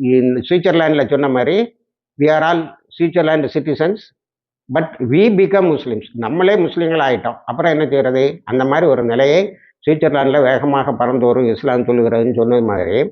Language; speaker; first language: Tamil; native; Tamil